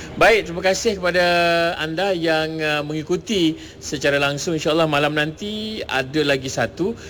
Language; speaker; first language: Malay; native; Malay